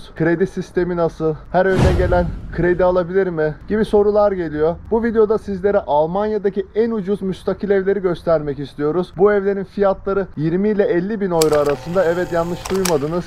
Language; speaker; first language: Turkish; native; Turkish